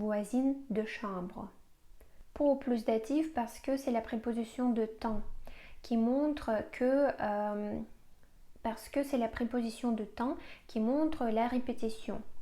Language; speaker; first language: French; non-native, fluent; Russian